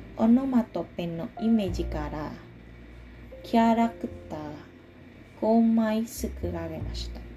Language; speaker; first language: Japanese; non-native, learner; Indonesian